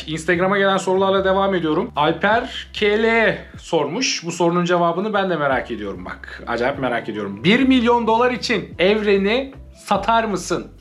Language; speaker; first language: Turkish; native; Turkish